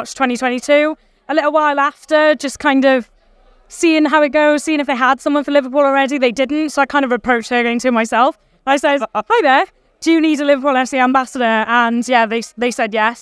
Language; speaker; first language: English; native; English